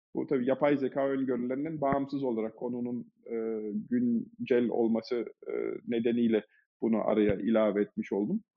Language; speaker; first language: Turkish; early bilingual, heritage; Turkish